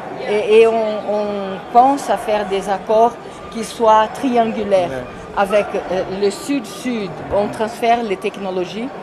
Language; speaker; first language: French; non-native, fluent; Portuguese